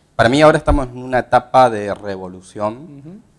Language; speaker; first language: Spanish; native; Spanish